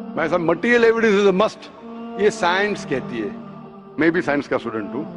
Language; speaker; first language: Hindi; non-native, local second language; Konkani